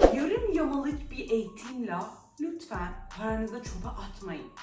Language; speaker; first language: Turkish; non-native, fluent; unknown